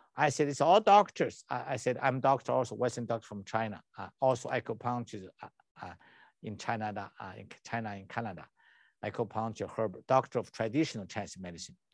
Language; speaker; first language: English; non-native, learner; Chinese